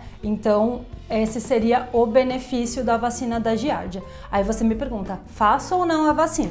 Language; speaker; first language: Portuguese; native; Portuguese